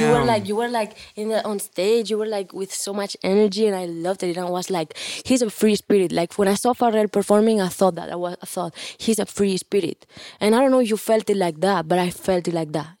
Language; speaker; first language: English; non-native, fluent; Spanish